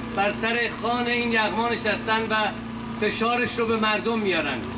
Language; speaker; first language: Persian; native; Persian